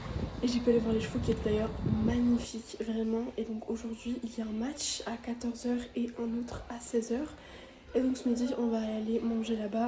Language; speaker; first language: French; native; French